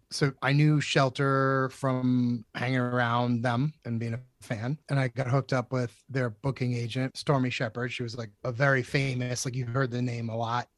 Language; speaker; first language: English; native; English